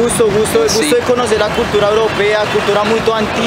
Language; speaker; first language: Portuguese; non-native, learner; Spanish